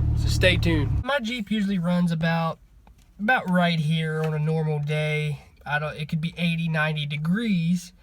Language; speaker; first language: English; native; English